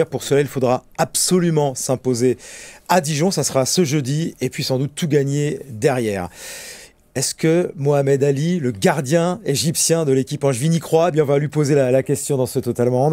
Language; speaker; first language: French; native; French